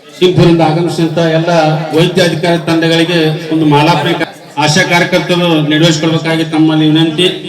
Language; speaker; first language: Kannada; native; Kannada